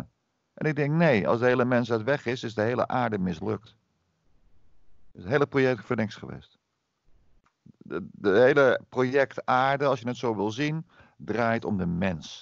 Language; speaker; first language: Dutch; native; Dutch